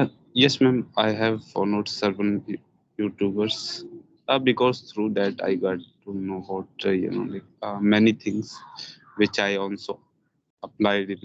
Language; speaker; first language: English; non-native, learner; Hindi